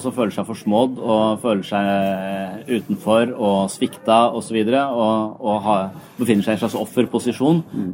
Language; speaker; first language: Norwegian; native; Norwegian